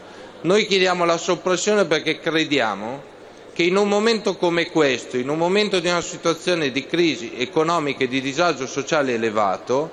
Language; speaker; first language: Italian; native; Italian